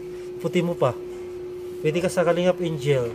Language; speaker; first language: Filipino; native; Filipino